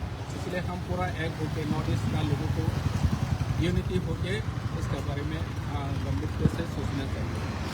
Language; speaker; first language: Hindi; non-native, local second language; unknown